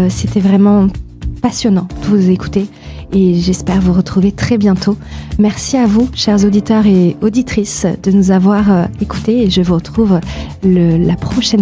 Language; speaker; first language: French; native; French